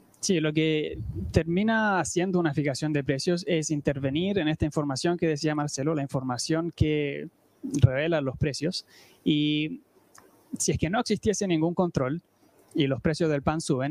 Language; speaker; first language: Spanish; native; Spanish